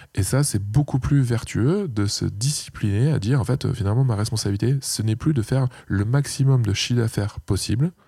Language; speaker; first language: French; native; French